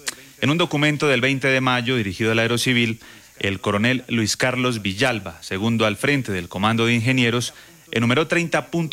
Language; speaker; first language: Spanish; native; Spanish